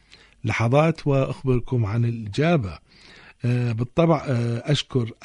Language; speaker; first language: Arabic; native; Arabic